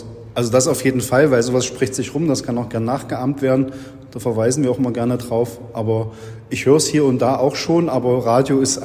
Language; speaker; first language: German; native; German